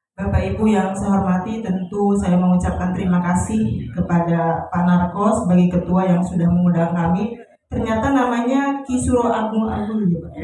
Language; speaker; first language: Indonesian; non-native, local second language; Sundanese